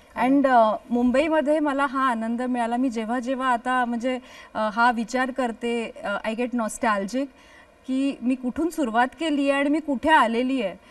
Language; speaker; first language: Marathi; native; Marathi